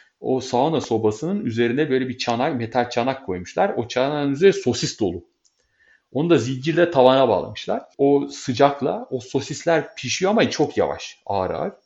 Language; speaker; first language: Turkish; native; Turkish